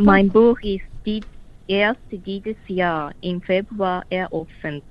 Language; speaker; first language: German; non-native, learner; Japanese